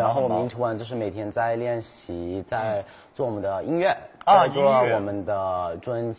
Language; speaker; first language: Chinese; non-native, fluent; Thai